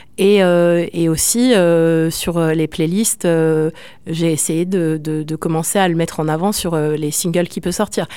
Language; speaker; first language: French; native; French